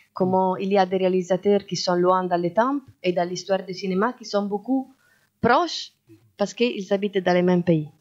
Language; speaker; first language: French; non-native, fluent; Italian